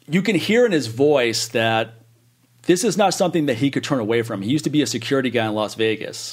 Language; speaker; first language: English; native; English